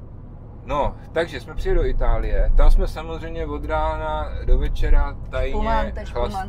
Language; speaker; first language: Czech; native; Czech